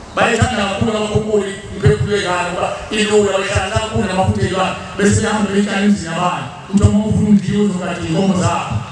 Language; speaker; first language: Zulu; native; Zulu